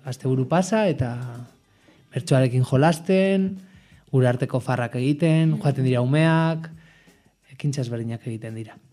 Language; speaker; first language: Basque; non-native, local second language; Spanish